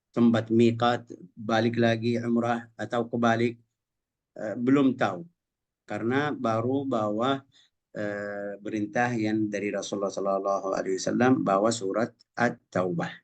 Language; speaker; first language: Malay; non-native, fluent; Arabic